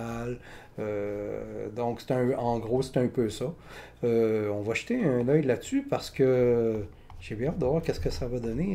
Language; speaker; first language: French; native; French